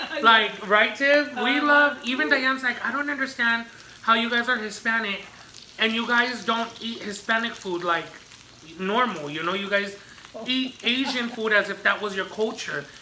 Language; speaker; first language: English; early bilingual, other home language; Spanish